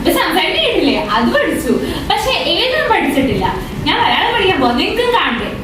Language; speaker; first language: Malayalam; early bilingual, heritage; Malayalam